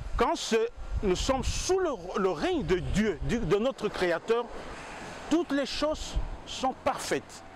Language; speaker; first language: French; non-native, local second language; Lingala